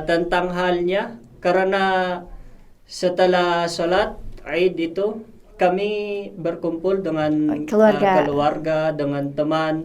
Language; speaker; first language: Indonesian; non-native, fluent; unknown